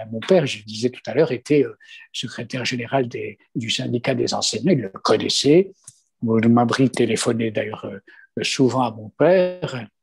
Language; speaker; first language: French; non-native, local second language; Kabyle